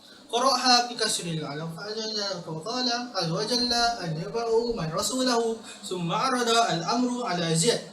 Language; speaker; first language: Arabic; non-native, learner; Malay